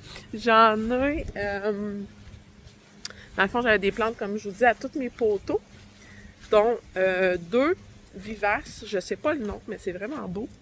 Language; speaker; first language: French; native; French